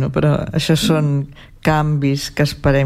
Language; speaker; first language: Catalan; native; Catalan